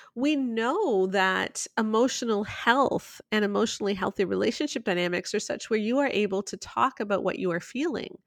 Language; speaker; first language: English; native; English